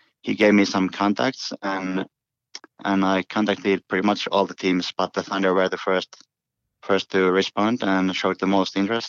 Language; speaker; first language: English; non-native, fluent; Finnish